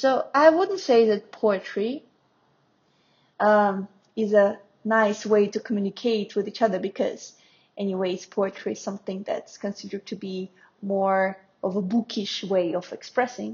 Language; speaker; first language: English; non-native, fluent; Russian